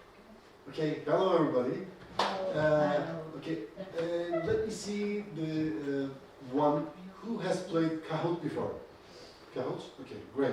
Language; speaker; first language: English; non-native, fluent; Turkish